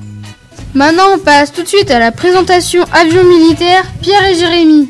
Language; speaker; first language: French; native; French